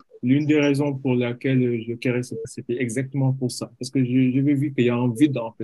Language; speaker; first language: French; non-native, local second language; Wolof